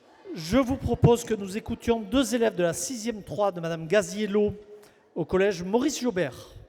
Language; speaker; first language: French; native; French